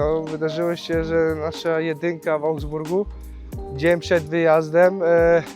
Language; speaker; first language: Polish; early bilingual, heritage; Polish